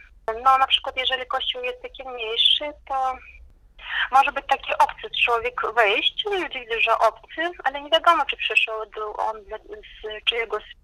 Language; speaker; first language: Polish; non-native, fluent; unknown